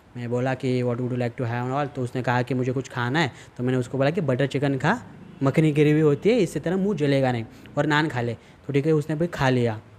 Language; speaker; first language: Hindi; non-native, local second language; Marathi